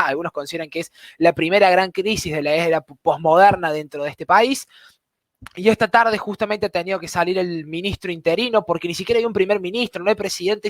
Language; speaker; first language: Spanish; native; Spanish